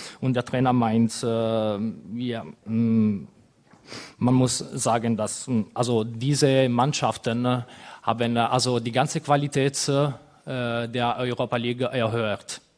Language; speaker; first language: German; non-native, fluent; Italian